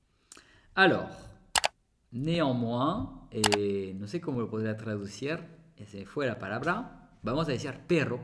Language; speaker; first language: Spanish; non-native, fluent; French